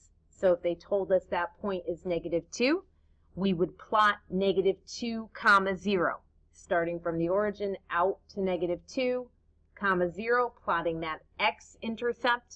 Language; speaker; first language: English; native; English